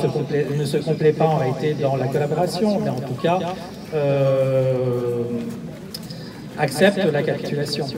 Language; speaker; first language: French; native; French